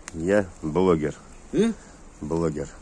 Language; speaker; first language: Russian; native; Russian